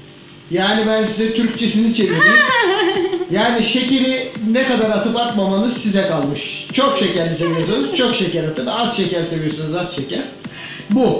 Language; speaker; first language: Turkish; native; Turkish